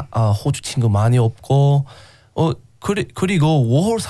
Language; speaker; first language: Korean; non-native, learner; English